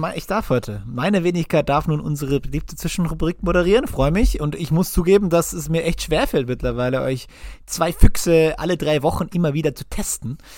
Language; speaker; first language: German; native; German